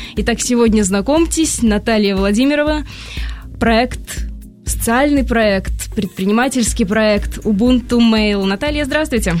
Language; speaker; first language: Russian; native; Russian